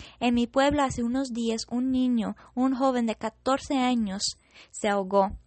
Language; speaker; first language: Spanish; non-native, fluent; English